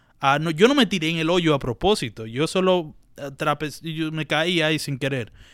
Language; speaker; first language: Spanish; native; Spanish